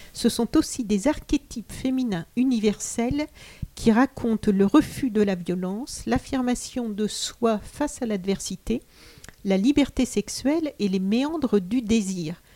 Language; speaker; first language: French; native; French